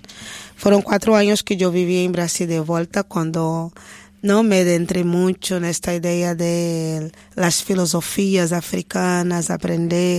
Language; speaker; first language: Spanish; non-native, fluent; Portuguese